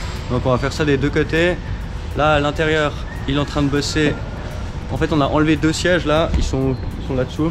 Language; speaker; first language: French; native; French